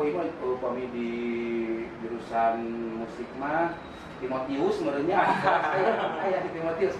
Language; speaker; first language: Indonesian; native; Indonesian